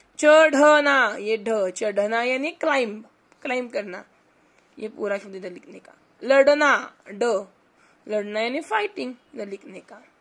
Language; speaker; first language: Hindi; non-native, local second language; Marathi